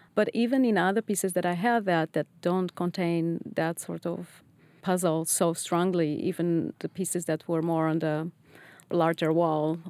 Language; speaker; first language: English; non-native, fluent; Portuguese